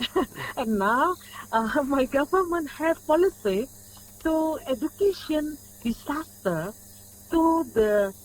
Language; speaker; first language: English; non-native, learner; Indonesian